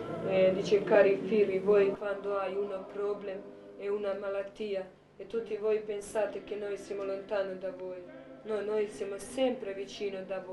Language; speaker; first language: Italian; non-native, learner; Croatian